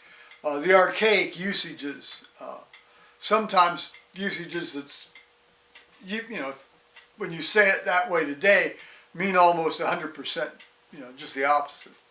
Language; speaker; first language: English; native; English